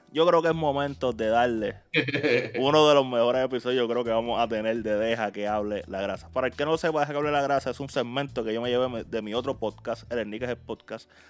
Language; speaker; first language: Spanish; native; Spanish